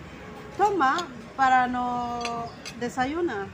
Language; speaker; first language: Spanish; non-native, learner; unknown